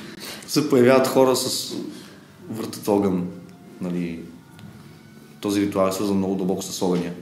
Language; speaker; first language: Bulgarian; native; Bulgarian